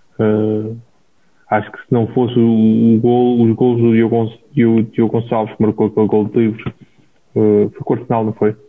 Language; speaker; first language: Portuguese; native; Portuguese